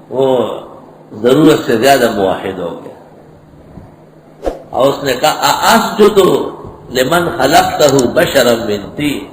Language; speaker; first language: Urdu; non-native, local second language; Pashto